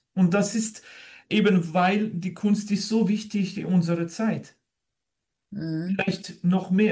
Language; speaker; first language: German; non-native, fluent; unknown